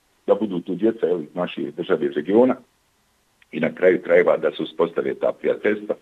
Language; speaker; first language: Bosnian; native; Bosnian